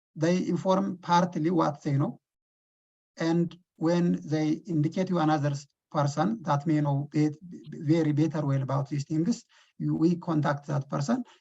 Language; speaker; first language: English; non-native, local second language; Amharic